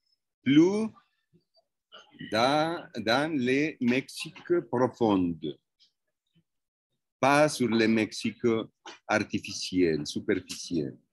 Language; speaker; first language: French; non-native, fluent; Spanish